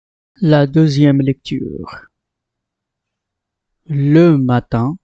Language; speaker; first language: French; non-native, fluent; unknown